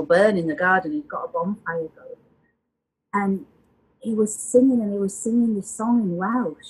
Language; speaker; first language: English; native; English